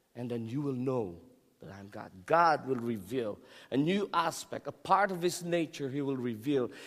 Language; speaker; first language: English; non-native, local second language; Filipino